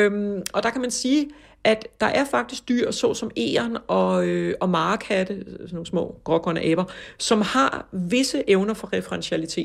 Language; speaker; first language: Danish; native; Danish